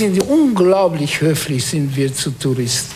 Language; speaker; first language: German; non-native, fluent; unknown